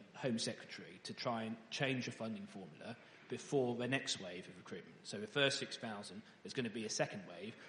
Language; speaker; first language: English; native; English